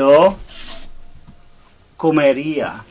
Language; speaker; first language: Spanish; non-native, learner; English